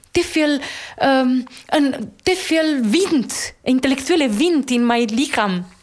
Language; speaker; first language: Dutch; non-native, fluent; Romanian